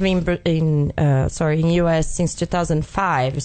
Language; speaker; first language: English; non-native, fluent; Portuguese